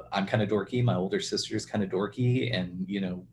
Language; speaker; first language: English; native; English